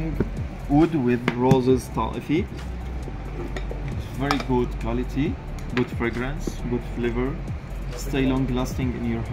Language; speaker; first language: English; non-native, learner; Arabic